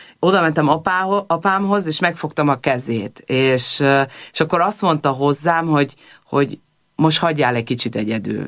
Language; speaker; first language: Hungarian; early bilingual, heritage; Hungarian